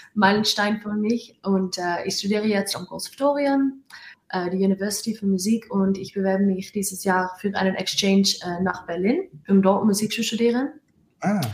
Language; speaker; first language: German; non-native, learner; Dutch